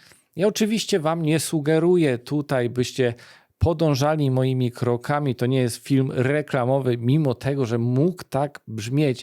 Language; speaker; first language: Polish; native; Polish